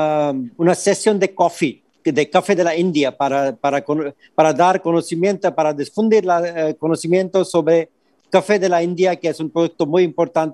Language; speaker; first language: Spanish; non-native, fluent; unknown